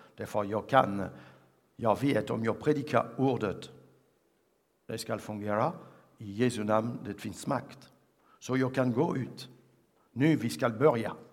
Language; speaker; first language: Swedish; non-native, fluent; French